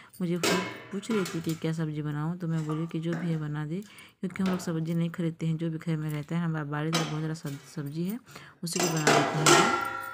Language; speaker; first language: Hindi; native; Hindi